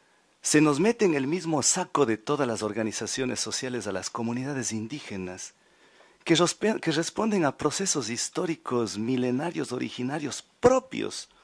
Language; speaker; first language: Spanish; native; Spanish